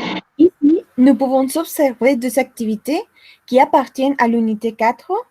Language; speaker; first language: French; non-native, learner; Spanish